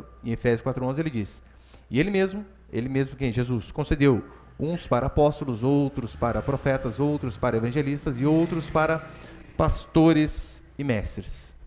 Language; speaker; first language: Portuguese; native; Portuguese